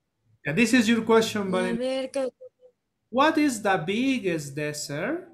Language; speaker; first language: English; non-native, learner; Spanish